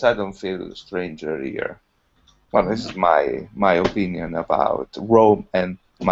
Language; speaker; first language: English; non-native, learner; Italian